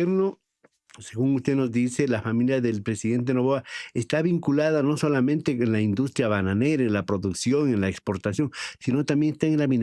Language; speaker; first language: Spanish; native; Spanish